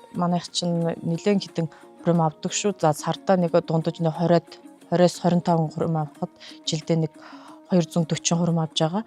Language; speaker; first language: Mongolian; non-native, local second language; Kazakh